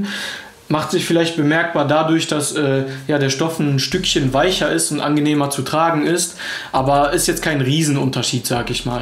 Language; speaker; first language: German; native; German